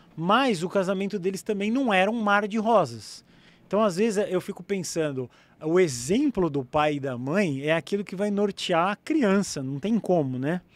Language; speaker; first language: Portuguese; native; Portuguese